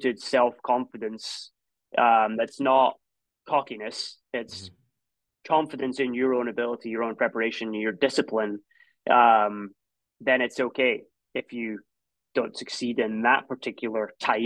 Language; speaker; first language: English; native; English